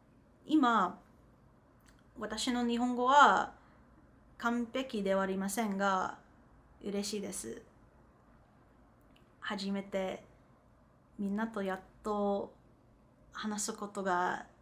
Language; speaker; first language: Japanese; non-native, learner; English